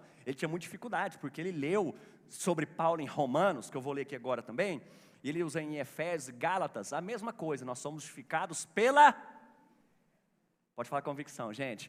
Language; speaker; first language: Portuguese; native; Portuguese